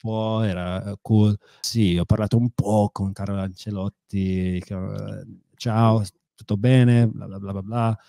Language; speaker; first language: Italian; non-native, fluent; English